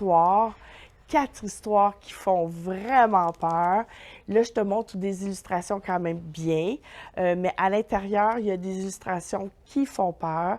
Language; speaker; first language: French; native; French